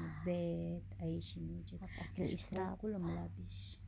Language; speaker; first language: Arabic; non-native, learner; Indonesian